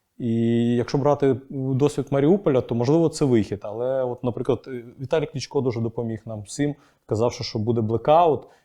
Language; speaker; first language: Ukrainian; non-native, local second language; Russian